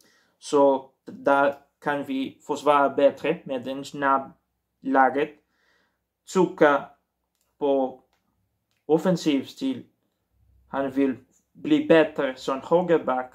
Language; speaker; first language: Swedish; non-native, learner; Portuguese